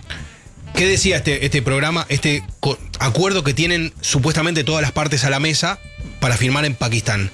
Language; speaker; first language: Spanish; native; Spanish